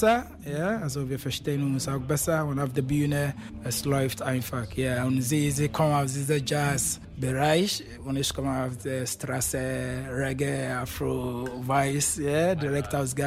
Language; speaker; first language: German; non-native, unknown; Akan